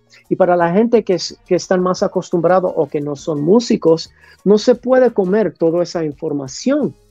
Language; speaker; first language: Spanish; early bilingual, heritage; English